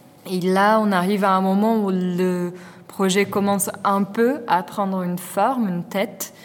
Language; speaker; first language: French; non-native, fluent; Portuguese